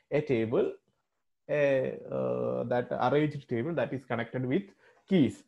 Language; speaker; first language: English; non-native, local second language; Malayalam